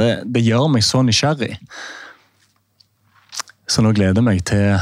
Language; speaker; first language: Norwegian; native; Norwegian